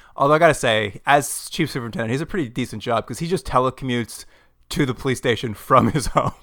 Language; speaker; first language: English; native; English